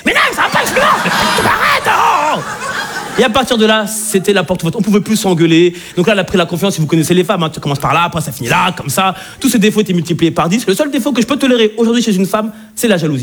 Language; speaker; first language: French; native; French